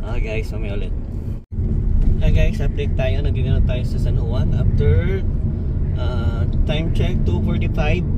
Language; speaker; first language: Filipino; native; Filipino